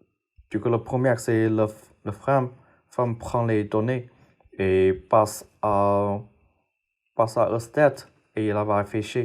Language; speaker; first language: French; non-native, fluent; Chinese